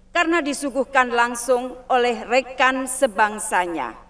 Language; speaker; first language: Indonesian; native; Indonesian